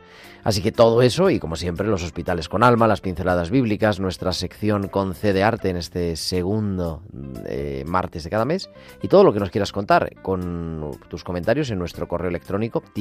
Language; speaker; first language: Spanish; native; Spanish